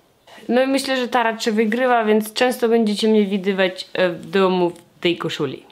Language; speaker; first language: Polish; non-native, fluent; Russian